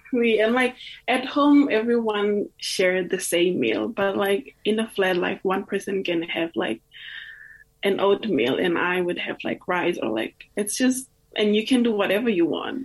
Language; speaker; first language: English; non-native, fluent; Indonesian